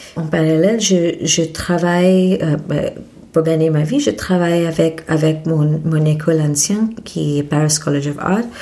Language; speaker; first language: French; non-native, fluent; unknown